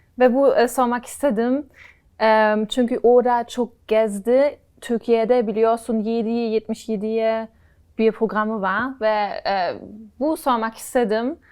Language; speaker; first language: Turkish; non-native, learner; German